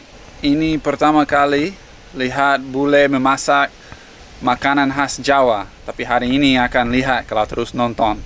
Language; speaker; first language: Indonesian; non-native, fluent; English